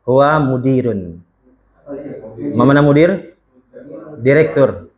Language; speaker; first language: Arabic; non-native, fluent; Indonesian